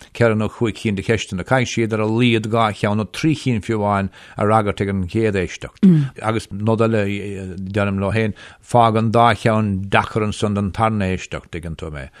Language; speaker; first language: Irish; native; Irish